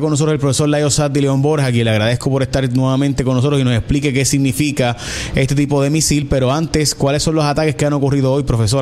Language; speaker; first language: Spanish; native; Spanish